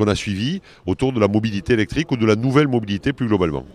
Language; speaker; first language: French; native; French